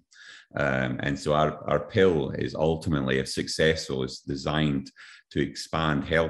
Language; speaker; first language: English; native; English